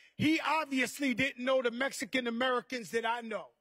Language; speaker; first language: English; native; English